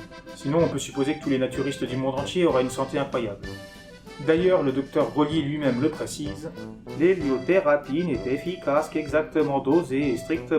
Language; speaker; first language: French; native; French